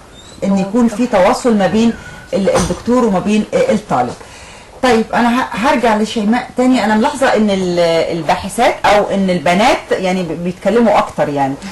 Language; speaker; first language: Arabic; native; Arabic